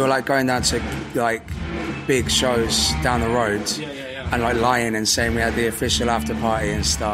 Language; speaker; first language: English; native; English